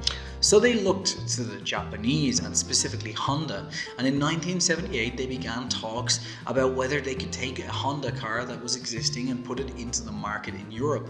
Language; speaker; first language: English; native; English